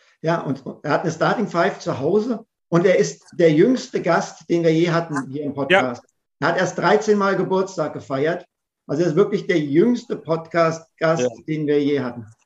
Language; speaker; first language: German; native; German